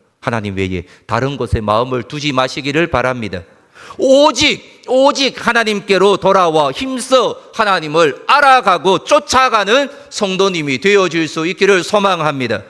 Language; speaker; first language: Korean; native; Korean